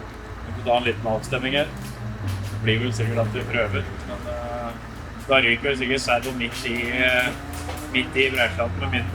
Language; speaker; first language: Norwegian; native; Norwegian